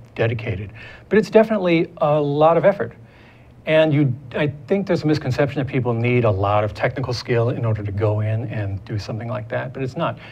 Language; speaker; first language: English; native; English